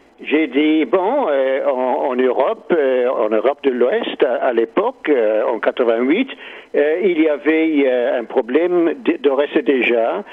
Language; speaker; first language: French; non-native, learner; English